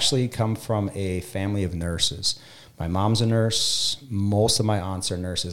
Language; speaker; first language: English; native; English